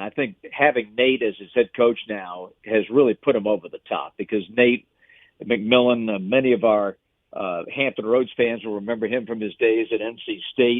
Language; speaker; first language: English; native; English